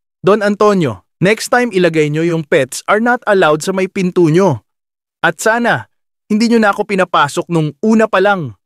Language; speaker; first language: Filipino; native; Filipino